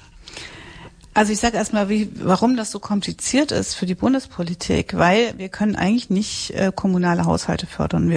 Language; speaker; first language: German; native; German